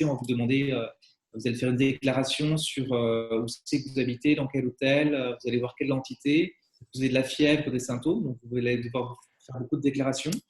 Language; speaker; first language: French; native; French